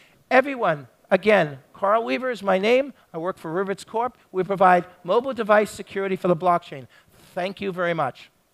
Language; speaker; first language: English; native; English